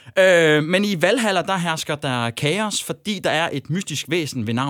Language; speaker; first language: Danish; native; Danish